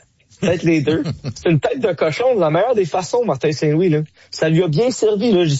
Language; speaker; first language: French; native; French